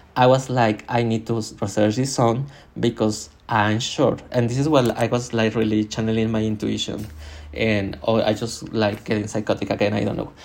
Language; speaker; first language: English; non-native, fluent; Spanish